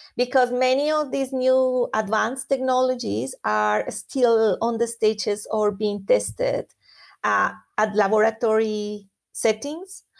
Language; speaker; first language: English; non-native, fluent; Spanish